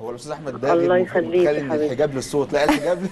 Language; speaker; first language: Arabic; native; Arabic